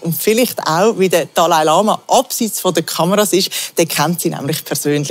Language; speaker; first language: German; native; German